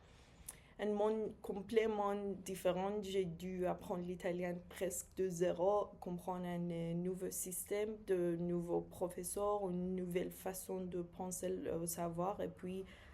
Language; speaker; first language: French; non-native, fluent; Persian